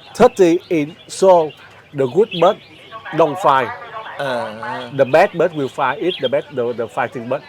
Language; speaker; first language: English; non-native, learner; Vietnamese